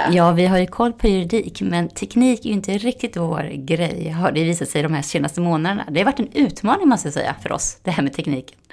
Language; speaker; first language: Swedish; native; Swedish